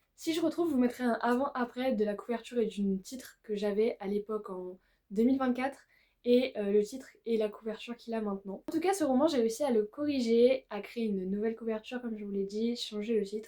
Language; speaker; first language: French; native; French